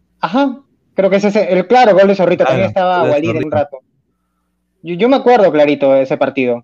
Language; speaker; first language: Spanish; native; Spanish